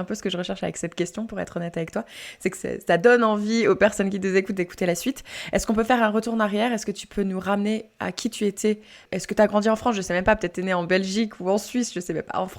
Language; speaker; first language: French; native; French